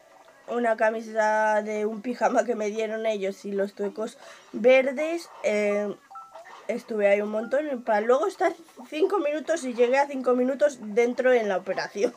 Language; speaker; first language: Spanish; native; Spanish